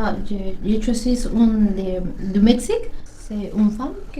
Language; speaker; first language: French; non-native, learner; Spanish